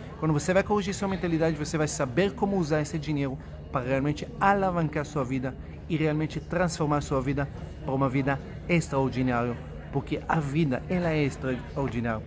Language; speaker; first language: Portuguese; non-native, fluent; Hebrew